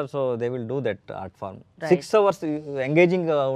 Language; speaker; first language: Telugu; non-native, learner; Kannada